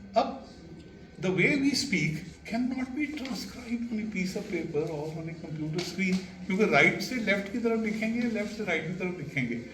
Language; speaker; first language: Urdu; non-native, local second language; Punjabi